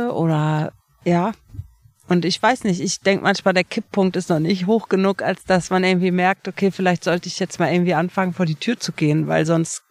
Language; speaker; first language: German; native; German